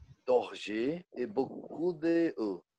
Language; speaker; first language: French; non-native, learner; Portuguese